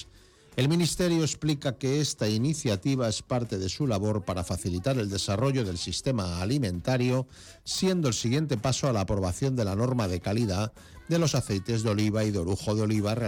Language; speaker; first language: Spanish; native; Spanish